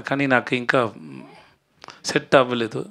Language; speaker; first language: Telugu; non-native, learner; Tamil